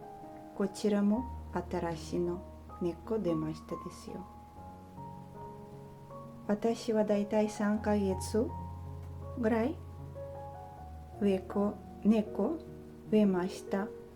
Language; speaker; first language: Japanese; non-native, learner; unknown